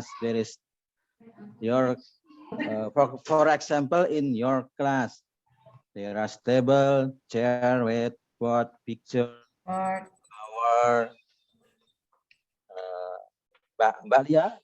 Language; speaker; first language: English; non-native, learner; Indonesian